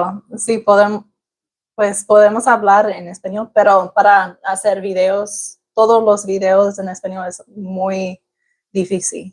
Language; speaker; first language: Spanish; non-native, learner; English